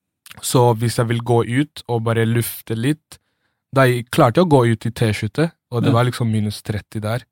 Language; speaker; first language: Norwegian; early bilingual, other home language; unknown